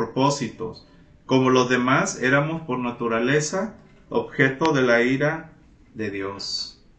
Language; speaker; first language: Spanish; native; Spanish